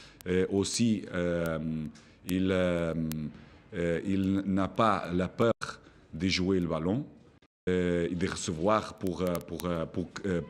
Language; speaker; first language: French; non-native, fluent; Portuguese